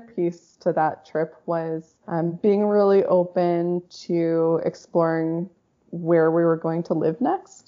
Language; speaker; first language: English; native; English